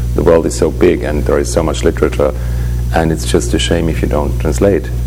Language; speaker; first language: English; non-native, fluent; German